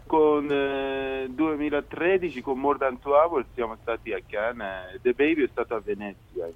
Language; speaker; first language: Italian; non-native, fluent; Persian